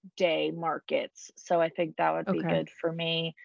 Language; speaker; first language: English; native; English